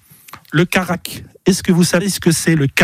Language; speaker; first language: French; native; French